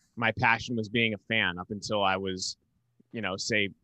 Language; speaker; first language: English; native; English